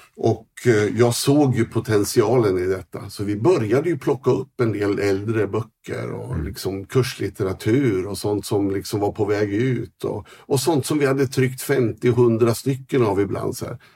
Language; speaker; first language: Swedish; native; Swedish